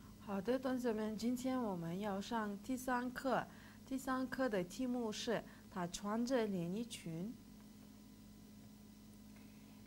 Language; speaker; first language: Chinese; non-native, fluent; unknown